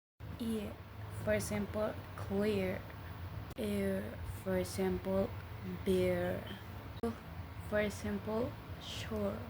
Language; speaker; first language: English; non-native, learner; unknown